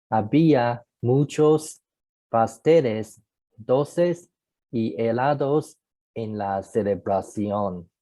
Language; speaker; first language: Spanish; non-native, learner; Chinese